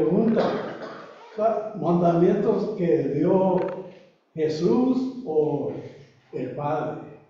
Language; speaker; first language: Spanish; non-native, learner; English